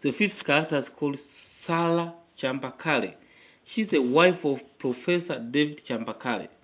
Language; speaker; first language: English; non-native, local second language; Swahili